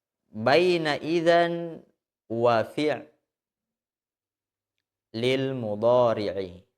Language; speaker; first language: Arabic; non-native, fluent; Indonesian